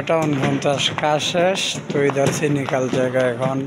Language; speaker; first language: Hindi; non-native, learner; Bangla